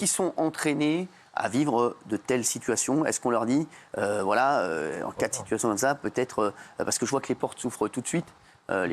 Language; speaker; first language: French; native; French